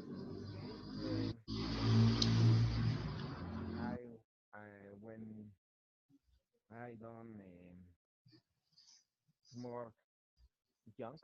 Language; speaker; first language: English; non-native, learner; Spanish